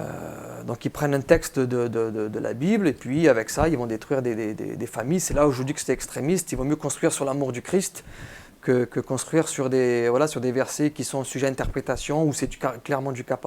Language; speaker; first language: French; native; French